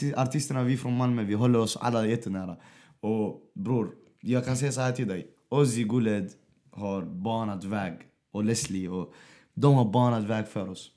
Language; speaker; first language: Swedish; early bilingual, other home language; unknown